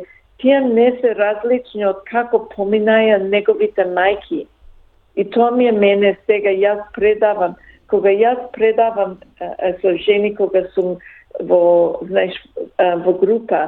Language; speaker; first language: Macedonian; early bilingual, heritage; Macedonian